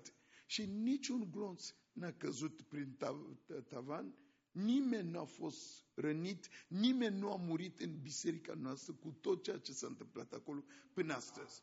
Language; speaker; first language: Romanian; non-native, fluent; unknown